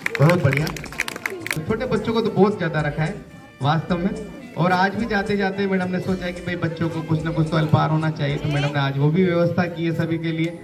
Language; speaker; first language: Hindi; native; Hindi